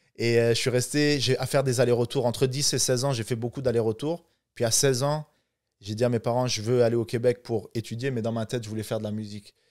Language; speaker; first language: French; non-native, local second language; Arabic